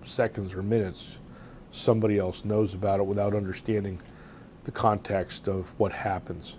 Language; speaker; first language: English; native; English